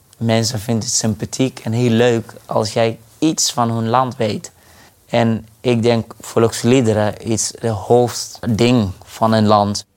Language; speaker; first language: Dutch; non-native, fluent; Arabic